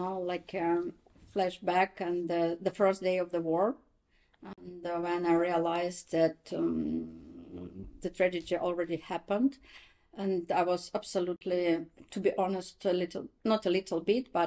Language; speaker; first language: English; non-native, fluent; Ukrainian